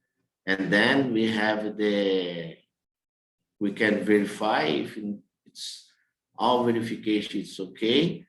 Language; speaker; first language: English; non-native, learner; Portuguese